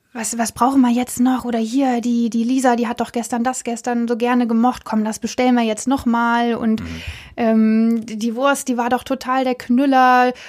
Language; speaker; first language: German; native; German